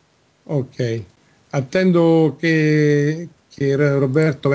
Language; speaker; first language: Italian; native; Italian